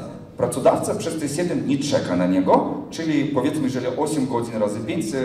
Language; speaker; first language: Polish; non-native, fluent; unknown